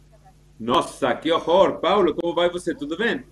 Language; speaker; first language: Portuguese; non-native, fluent; Spanish